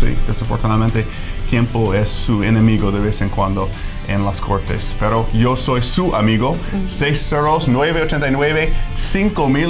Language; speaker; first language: Spanish; non-native, fluent; English